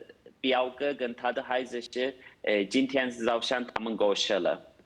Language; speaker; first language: Chinese; non-native, fluent; Turkish